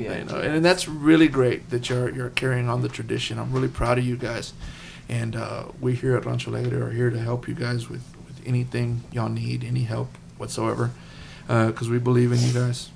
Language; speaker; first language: English; early bilingual, other home language; Spanish